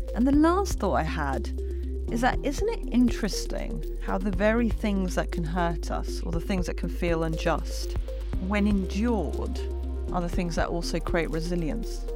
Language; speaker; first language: English; native; English